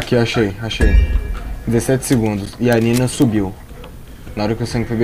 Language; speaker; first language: Portuguese; native; Portuguese